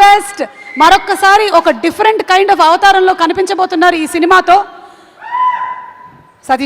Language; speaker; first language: Telugu; native; Telugu